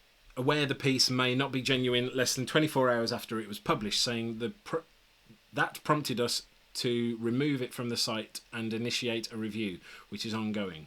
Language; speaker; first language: English; native; English